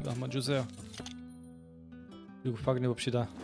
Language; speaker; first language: Korean; non-native, fluent; German